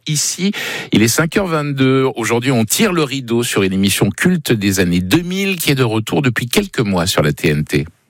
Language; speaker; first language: French; native; French